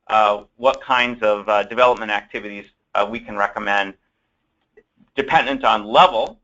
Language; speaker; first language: English; native; English